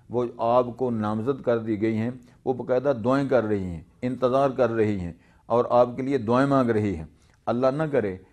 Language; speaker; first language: Urdu; non-native, local second language; Punjabi